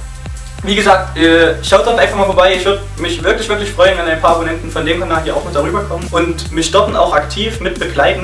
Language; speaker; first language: German; native; German